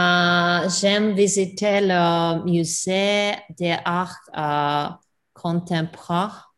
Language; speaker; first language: French; non-native, learner; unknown